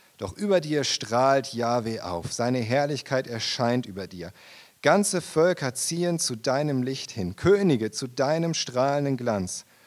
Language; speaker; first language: German; native; German